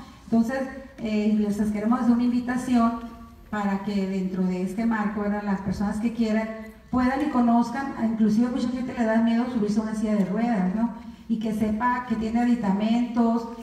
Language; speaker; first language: Spanish; native; Spanish